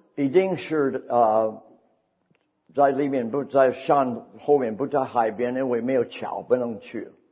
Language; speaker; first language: Chinese; non-native, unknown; English